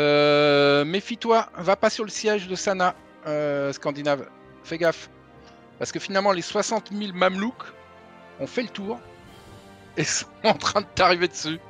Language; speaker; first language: French; native; French